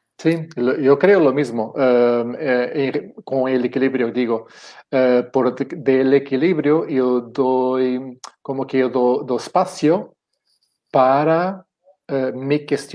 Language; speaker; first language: Spanish; non-native, fluent; Portuguese